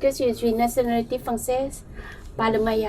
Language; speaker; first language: French; non-native, learner; Thai